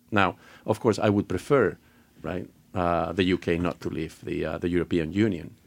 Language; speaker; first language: English; non-native, fluent; Spanish